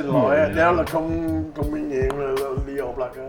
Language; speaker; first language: Vietnamese; early bilingual, heritage; Vietnamese